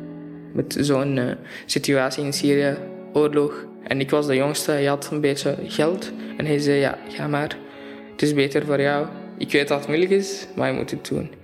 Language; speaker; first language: Dutch; non-native, fluent; Arabic